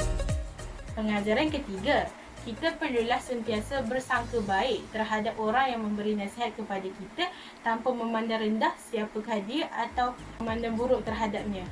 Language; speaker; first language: Malay; native; Malay